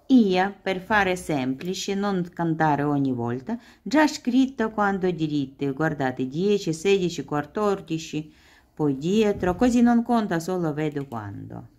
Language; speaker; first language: Italian; non-native, learner; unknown